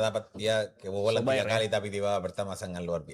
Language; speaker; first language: Indonesian; non-native, fluent; Spanish